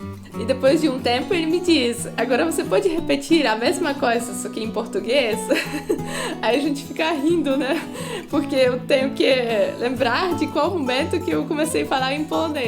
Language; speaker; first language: Portuguese; non-native, fluent; Polish